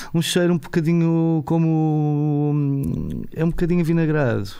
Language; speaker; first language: Portuguese; native; Portuguese